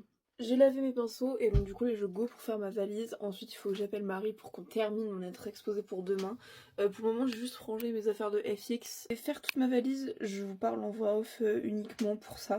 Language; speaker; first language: French; native; French